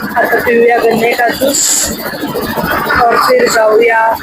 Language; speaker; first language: Hindi; non-native, local second language; Marathi